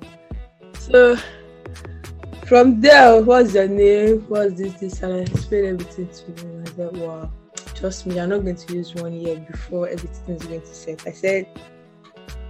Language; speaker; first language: English; non-native, local second language; Yoruba